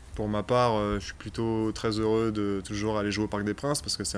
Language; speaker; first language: French; native; French